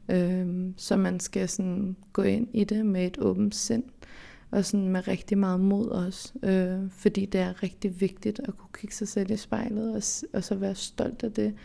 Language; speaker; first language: Danish; early bilingual, other home language; Central Kurdish